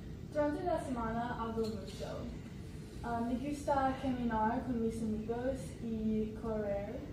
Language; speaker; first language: Spanish; non-native, learner; English